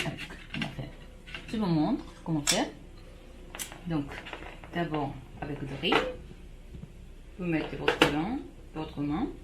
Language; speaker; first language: French; non-native, fluent; Japanese